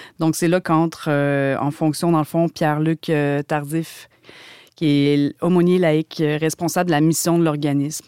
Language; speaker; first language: French; native; French